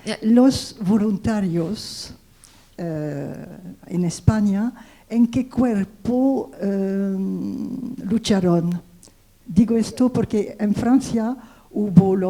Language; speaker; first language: Spanish; non-native, fluent; French